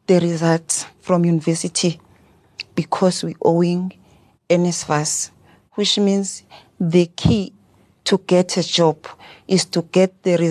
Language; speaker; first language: English; non-native, local second language; Zulu